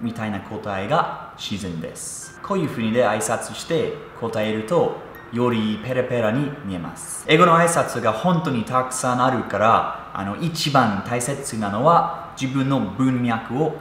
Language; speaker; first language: Japanese; non-native, fluent; English